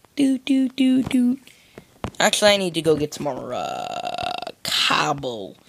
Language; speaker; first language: English; native; English